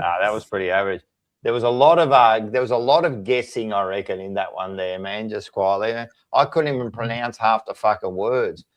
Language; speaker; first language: English; native; English